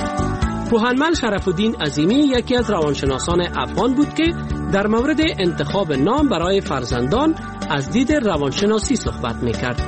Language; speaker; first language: Persian; native; Persian